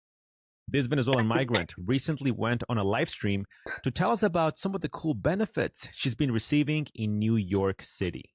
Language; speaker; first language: English; native; English